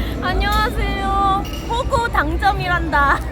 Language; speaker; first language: Korean; non-native, fluent; Vietnamese